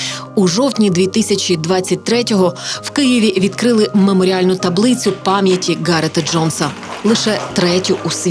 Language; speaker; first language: Ukrainian; native; Ukrainian